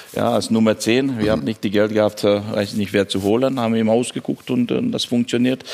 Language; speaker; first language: German; non-native, fluent; Hungarian